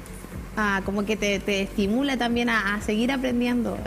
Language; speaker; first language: Spanish; native; Spanish